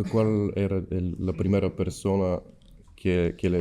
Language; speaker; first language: Spanish; non-native, learner; Bulgarian